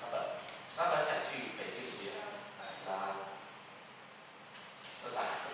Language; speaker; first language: Chinese; non-native, fluent; Vietnamese